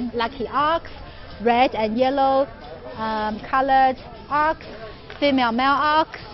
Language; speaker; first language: English; non-native, fluent; Chinese